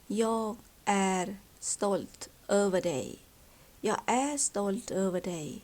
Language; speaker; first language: Swedish; non-native, learner; Thai